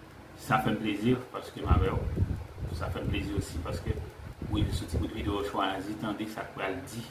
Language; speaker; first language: French; non-native, local second language; Haitian Creole